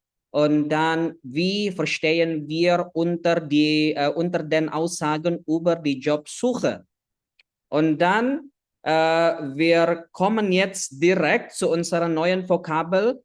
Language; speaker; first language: German; non-native, fluent; Indonesian